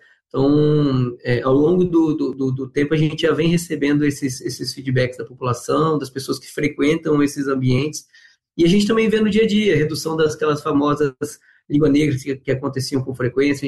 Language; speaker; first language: Portuguese; native; Portuguese